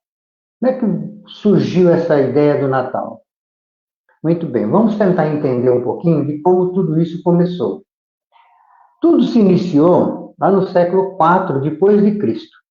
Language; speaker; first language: Portuguese; native; Portuguese